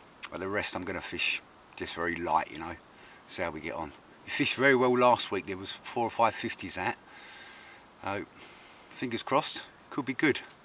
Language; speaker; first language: English; native; English